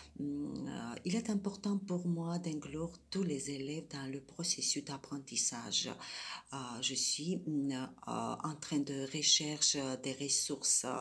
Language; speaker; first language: French; non-native, fluent; Georgian